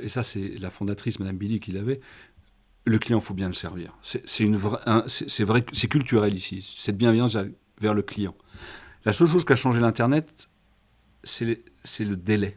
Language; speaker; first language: French; native; French